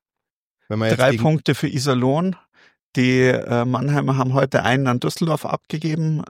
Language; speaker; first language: German; native; German